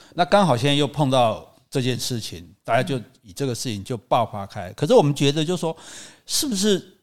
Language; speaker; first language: Chinese; native; Chinese